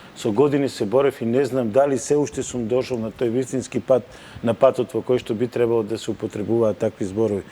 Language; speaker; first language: Macedonian; native; Macedonian